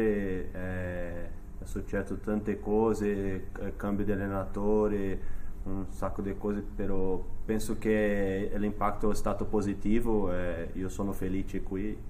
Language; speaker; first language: Italian; non-native, fluent; Portuguese